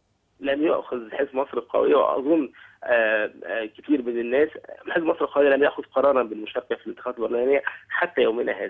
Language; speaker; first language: Arabic; native; Arabic